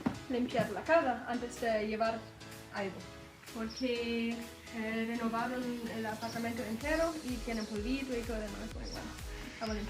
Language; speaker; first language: Spanish; non-native, fluent; German